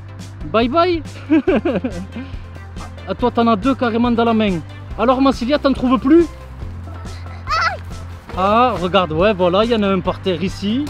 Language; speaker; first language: French; native; French